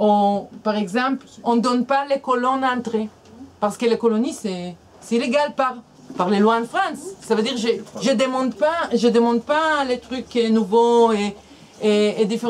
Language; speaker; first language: French; non-native, fluent; Hebrew